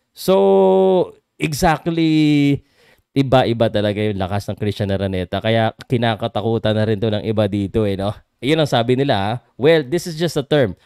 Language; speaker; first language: Filipino; native; Filipino